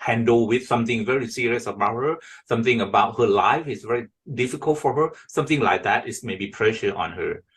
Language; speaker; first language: English; non-native, fluent; Thai